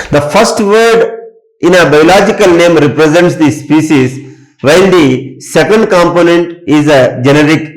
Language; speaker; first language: English; non-native, local second language; Telugu